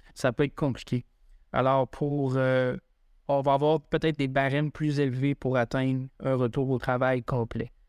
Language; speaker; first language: French; native; French